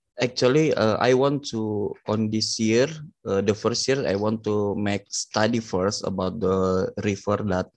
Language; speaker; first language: English; non-native, learner; Indonesian